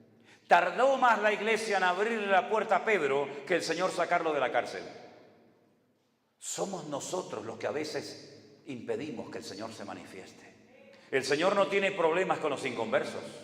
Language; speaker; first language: Spanish; native; Spanish